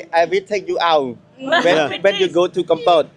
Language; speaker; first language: English; non-native, learner; Khmer